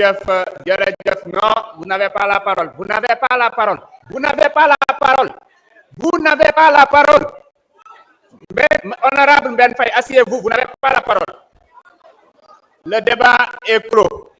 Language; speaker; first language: French; non-native, local second language; Wolof